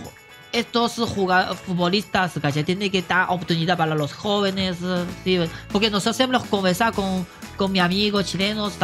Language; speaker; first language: Spanish; non-native, learner; Chinese